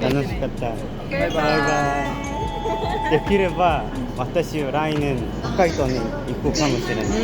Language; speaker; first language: Japanese; non-native, learner; Mongolian